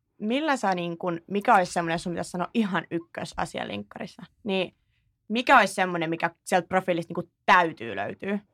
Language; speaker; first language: Finnish; native; Finnish